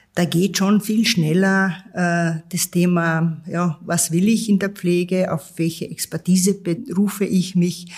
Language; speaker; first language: German; native; German